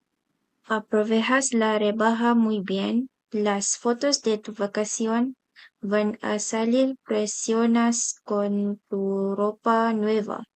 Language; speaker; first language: Spanish; non-native, learner; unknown